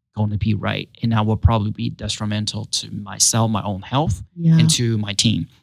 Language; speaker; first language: English; non-native, fluent; Chinese